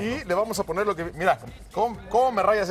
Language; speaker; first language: Spanish; native; Spanish